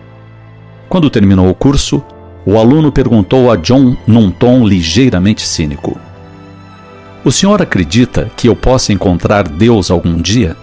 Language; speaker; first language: Portuguese; native; Portuguese